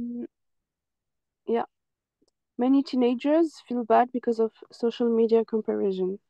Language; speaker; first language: English; non-native, fluent; French